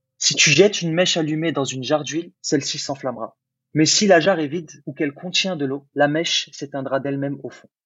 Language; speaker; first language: French; early bilingual, other home language; Arabic